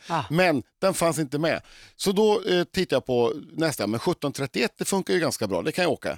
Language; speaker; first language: Swedish; native; Swedish